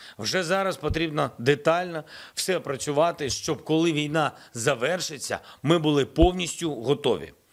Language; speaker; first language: Ukrainian; non-native, local second language; Russian